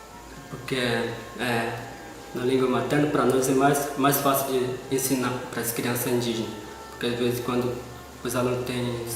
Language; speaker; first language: Portuguese; non-native, local second language; Guarani